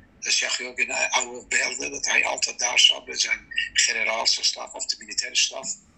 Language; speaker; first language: Dutch; non-native, fluent; Persian